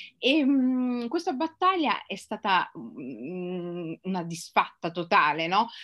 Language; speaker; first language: Italian; native; Italian